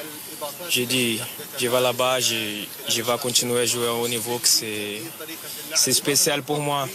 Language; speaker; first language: French; non-native, fluent; Portuguese